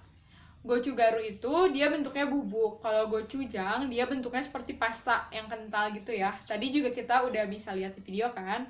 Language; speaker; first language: Indonesian; native; Indonesian